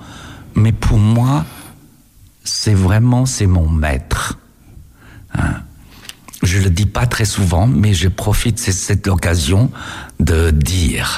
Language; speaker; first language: French; non-native, fluent; Chinese